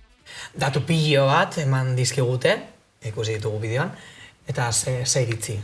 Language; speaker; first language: Basque; native; Basque